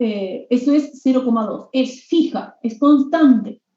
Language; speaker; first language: Spanish; native; Spanish